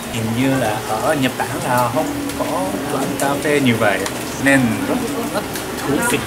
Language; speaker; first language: Vietnamese; non-native, learner; Japanese